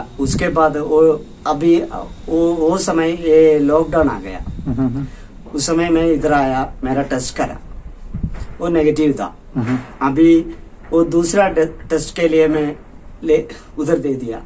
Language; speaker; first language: Hindi; non-native, local second language; Malayalam